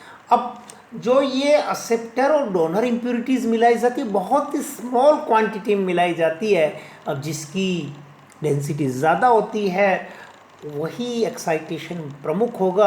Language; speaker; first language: Hindi; native; Hindi